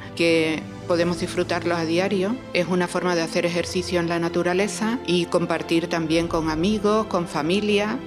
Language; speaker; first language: Spanish; native; Spanish